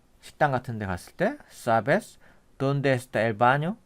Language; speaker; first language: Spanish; non-native, learner; Korean